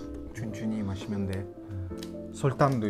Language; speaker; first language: Korean; non-native, learner; Russian